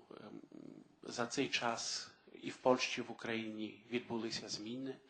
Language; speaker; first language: Ukrainian; early bilingual, heritage; Ukrainian